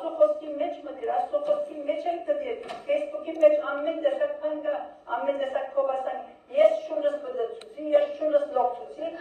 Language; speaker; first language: Armenian; early bilingual, heritage; Armenian